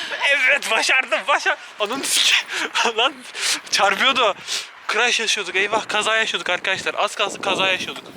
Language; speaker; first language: Turkish; native; Turkish